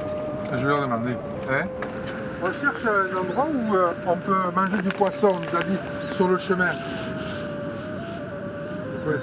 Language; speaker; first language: French; native; French